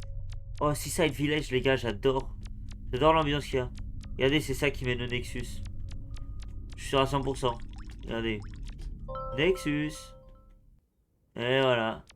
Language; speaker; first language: French; native; French